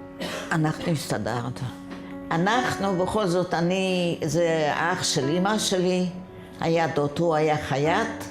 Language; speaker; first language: Hebrew; non-native, fluent; Yiddish